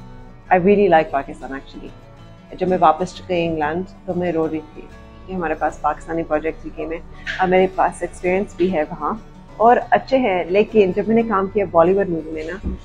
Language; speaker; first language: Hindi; early bilingual, heritage; Urdu